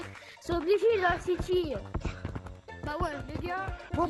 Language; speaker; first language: French; native; French